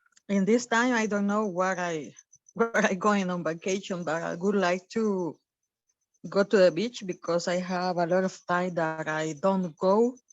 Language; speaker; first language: English; non-native, learner; Spanish